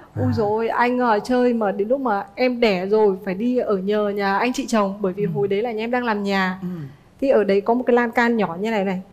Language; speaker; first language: Vietnamese; native; Vietnamese